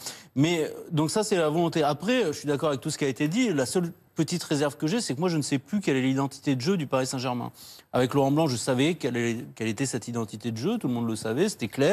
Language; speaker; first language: French; native; French